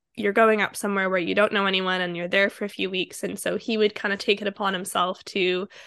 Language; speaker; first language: English; native; English